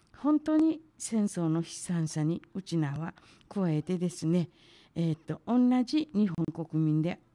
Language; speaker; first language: Japanese; native; Japanese